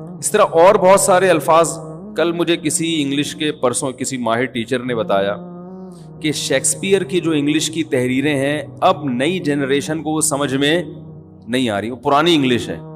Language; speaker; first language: Urdu; native; Urdu